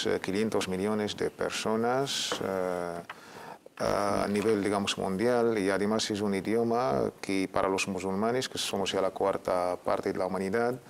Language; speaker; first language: Spanish; native; Spanish